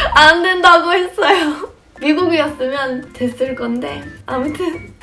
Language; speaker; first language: Korean; non-native, fluent; English